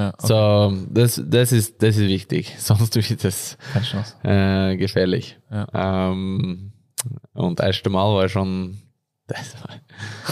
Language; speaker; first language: German; non-native, learner; Norwegian